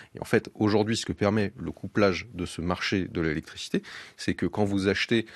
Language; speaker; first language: French; native; French